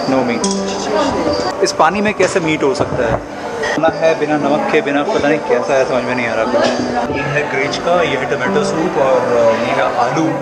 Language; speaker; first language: Hindi; native; Hindi